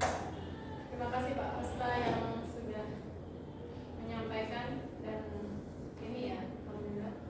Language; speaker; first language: Indonesian; native; Indonesian